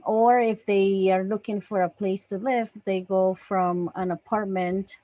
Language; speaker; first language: English; non-native, fluent; Spanish